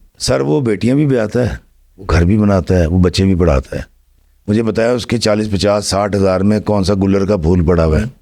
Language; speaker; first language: Urdu; non-native, local second language; Punjabi